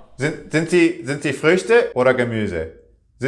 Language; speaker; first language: German; non-native, learner; English